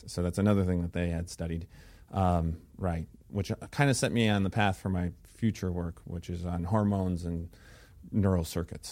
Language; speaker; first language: English; native; English